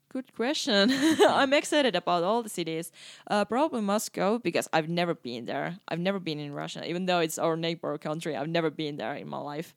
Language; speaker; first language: English; non-native, fluent; Finnish